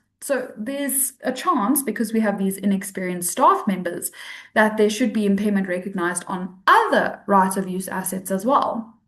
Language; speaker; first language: English; native; English